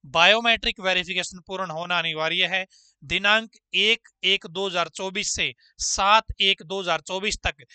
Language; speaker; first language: Hindi; native; Hindi